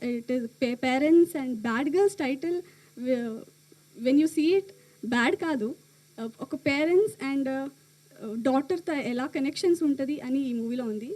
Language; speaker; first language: Telugu; non-native, learner; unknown